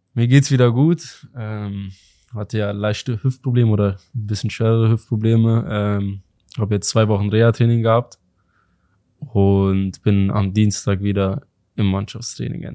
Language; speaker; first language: German; native; German